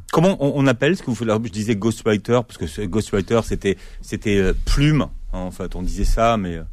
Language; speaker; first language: French; native; French